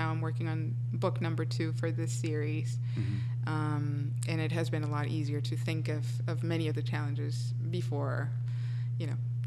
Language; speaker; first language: English; non-native, fluent; Spanish